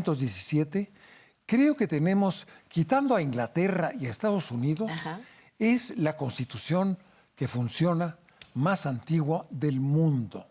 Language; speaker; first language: Spanish; native; Spanish